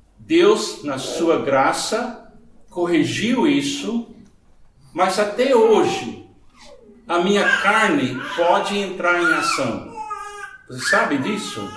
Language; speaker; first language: Portuguese; non-native, fluent; English